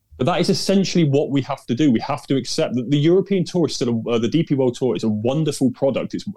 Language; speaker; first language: English; native; English